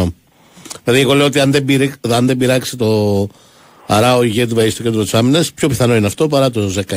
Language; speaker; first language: Greek; native; Greek